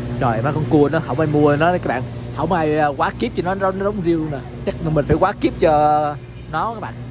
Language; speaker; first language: Vietnamese; native; Vietnamese